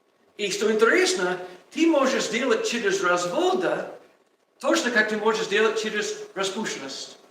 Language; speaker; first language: Russian; non-native, learner; English